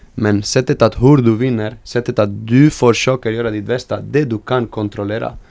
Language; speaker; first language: Swedish; non-native, fluent; Spanish